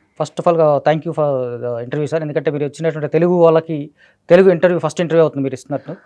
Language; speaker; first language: Telugu; native; Telugu